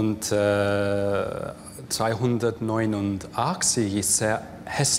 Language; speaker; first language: German; non-native, fluent; English